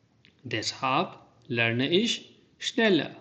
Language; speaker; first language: German; non-native, fluent; Urdu